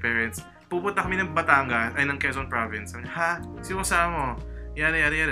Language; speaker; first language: English; non-native, local second language; Filipino